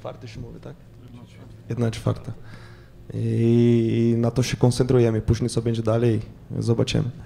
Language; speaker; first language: Polish; non-native, fluent; Portuguese